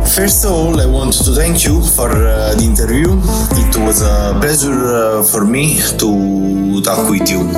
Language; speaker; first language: English; non-native, fluent; Italian